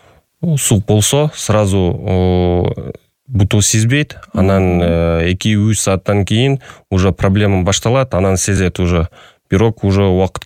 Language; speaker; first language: Kyrgyz; non-native, local second language; Russian